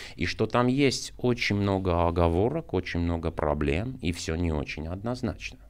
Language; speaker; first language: Russian; non-native, local second language; Armenian